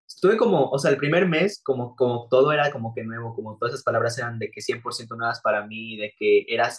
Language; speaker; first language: Spanish; native; Spanish